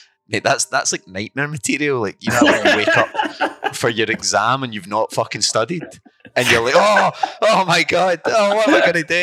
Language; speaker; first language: English; native; English